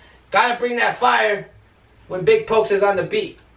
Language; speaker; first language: English; early bilingual, other home language; Spanish